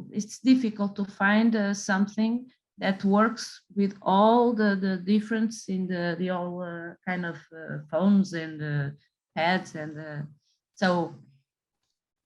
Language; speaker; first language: English; non-native, fluent; Portuguese